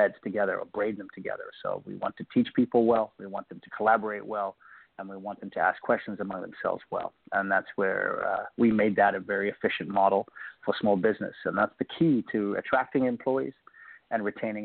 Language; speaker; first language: English; native; English